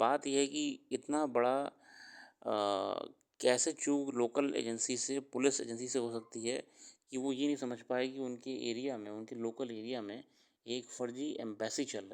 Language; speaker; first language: Hindi; native; Hindi